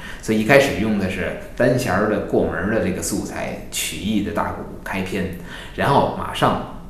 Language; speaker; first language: Chinese; native; Chinese